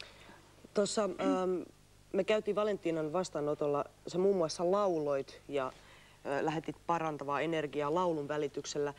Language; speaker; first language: Finnish; native; Finnish